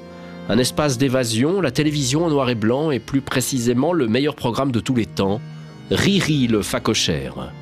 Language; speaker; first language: French; native; French